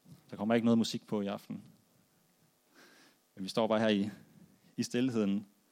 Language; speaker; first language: Danish; native; Danish